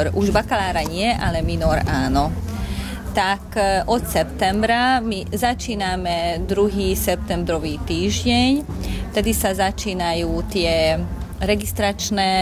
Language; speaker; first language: Slovak; non-native, local second language; Hungarian